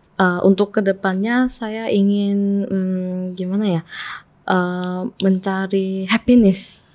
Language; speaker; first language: Indonesian; non-native, fluent; Korean